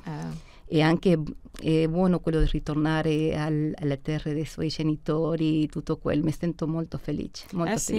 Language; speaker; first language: Italian; early bilingual, heritage; Spanish